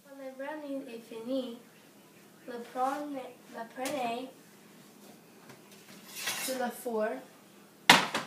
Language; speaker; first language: French; non-native, learner; English